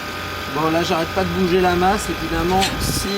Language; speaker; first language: French; native; French